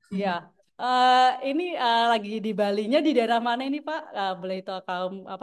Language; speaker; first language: Indonesian; native; Indonesian